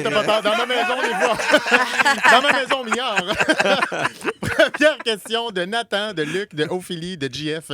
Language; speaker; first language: French; native; French